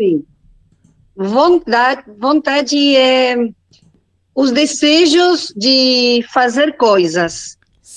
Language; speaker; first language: Portuguese; non-native, learner; Spanish